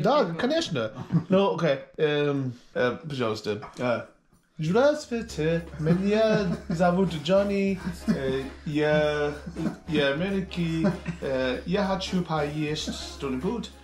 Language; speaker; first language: Russian; non-native, learner; English